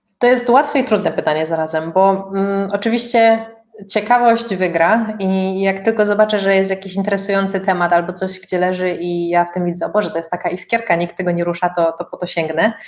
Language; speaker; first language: Polish; native; Polish